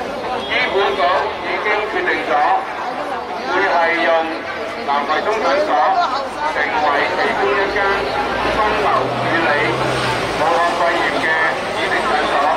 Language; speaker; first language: Chinese; native; Chinese